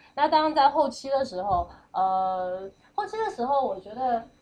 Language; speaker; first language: Chinese; native; Chinese